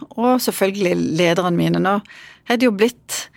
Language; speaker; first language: Norwegian; native; Norwegian